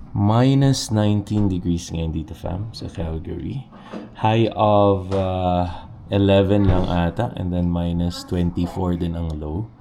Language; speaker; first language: Filipino; non-native, local second language; Hiligaynon